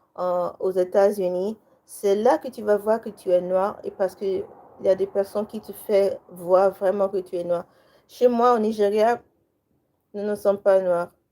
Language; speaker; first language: French; non-native, learner; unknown